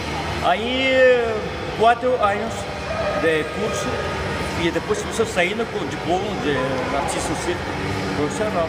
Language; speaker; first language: Portuguese; non-native, learner; Russian